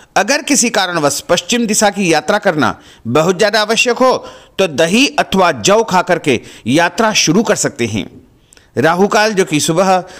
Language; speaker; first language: Hindi; native; Hindi